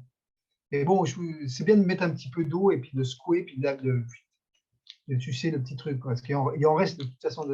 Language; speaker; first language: French; native; French